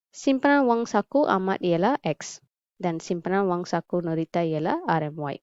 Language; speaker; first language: Malay; non-native, local second language; Tamil